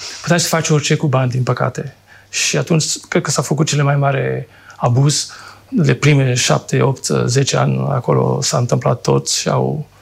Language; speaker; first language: Romanian; non-native, fluent; French